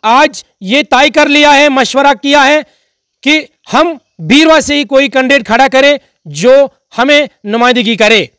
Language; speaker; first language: Hindi; non-native, local second language; Kashmiri